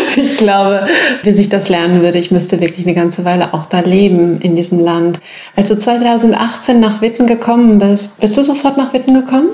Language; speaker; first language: German; native; German